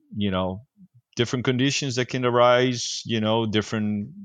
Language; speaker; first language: English; non-native, fluent; Portuguese